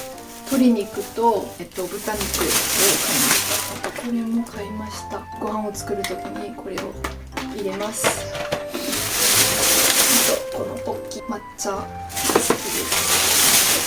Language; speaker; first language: Japanese; non-native, learner; French